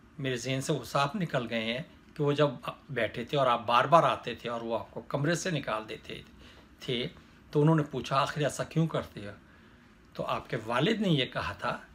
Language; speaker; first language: Urdu; native; Urdu